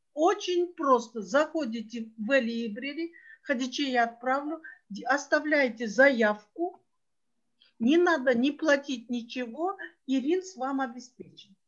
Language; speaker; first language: Russian; non-native, local second language; Kyrgyz